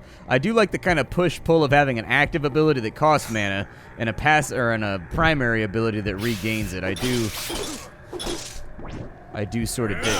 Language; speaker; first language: English; native; English